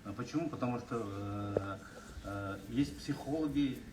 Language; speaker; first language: Russian; non-native, local second language; Kazakh